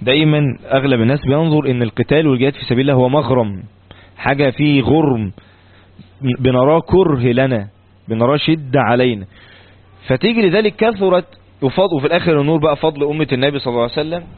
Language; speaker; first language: Arabic; native; Arabic